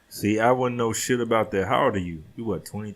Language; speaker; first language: English; native; English